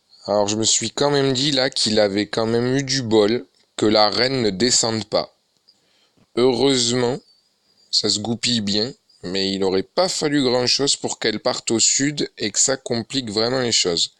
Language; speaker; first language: French; native; French